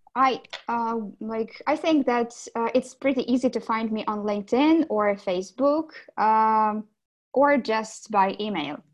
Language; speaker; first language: English; non-native, fluent; Ukrainian